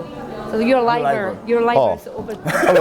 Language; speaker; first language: English; non-native, learner; Korean